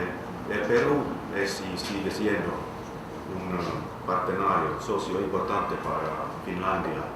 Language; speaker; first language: Spanish; non-native, fluent; Finnish